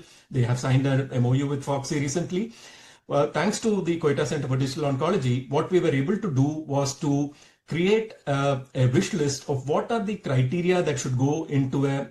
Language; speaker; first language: English; non-native, local second language; Tamil